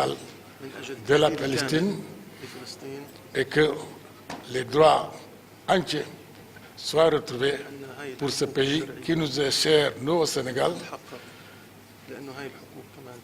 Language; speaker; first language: French; non-native, local second language; Wolof